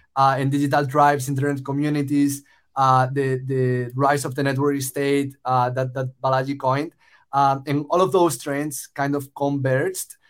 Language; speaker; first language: English; non-native, fluent; Spanish